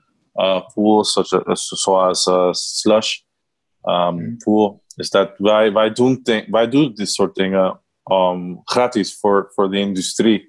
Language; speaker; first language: Dutch; non-native, learner; Spanish